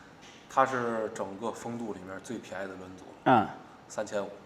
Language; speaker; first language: Chinese; native; Chinese